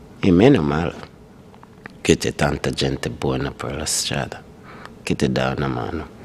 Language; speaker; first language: Italian; non-native, fluent; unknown